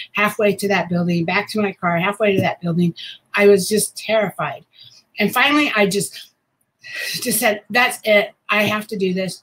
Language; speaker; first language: English; native; English